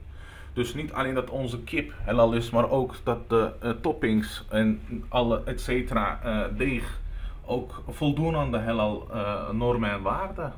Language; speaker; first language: Dutch; early bilingual, other home language; Turkish